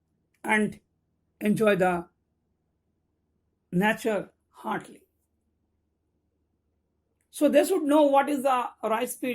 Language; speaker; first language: English; non-native, local second language; Bangla